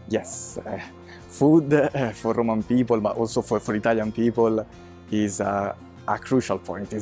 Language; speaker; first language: English; non-native, fluent; Italian